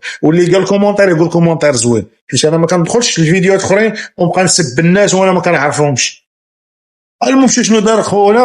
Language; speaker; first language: Arabic; native; Arabic